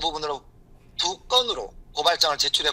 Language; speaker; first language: Korean; native; Korean